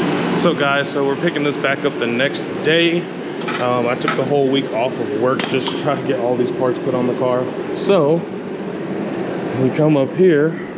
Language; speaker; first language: English; native; English